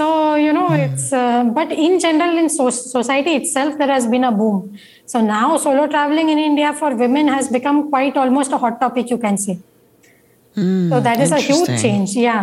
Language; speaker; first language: English; non-native, local second language; Marathi